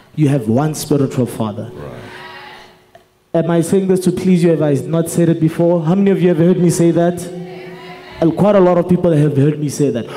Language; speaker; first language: English; non-native, local second language; Zulu